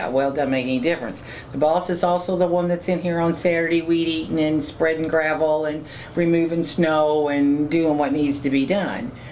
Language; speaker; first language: English; native; English